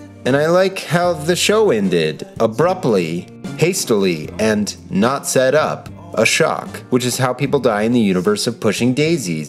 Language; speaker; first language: English; native; English